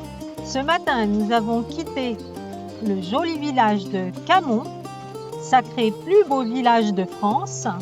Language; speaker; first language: French; native; French